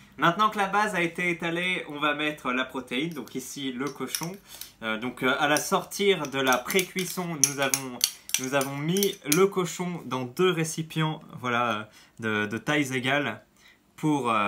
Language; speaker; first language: French; native; French